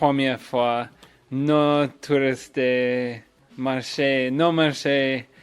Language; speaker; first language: French; non-native, learner; English